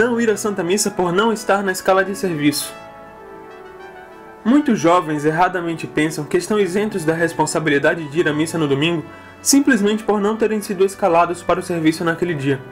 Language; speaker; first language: Portuguese; native; Portuguese